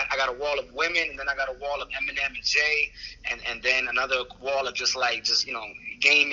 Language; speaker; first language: English; native; English